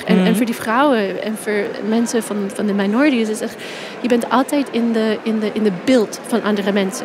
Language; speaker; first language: Dutch; non-native, fluent; English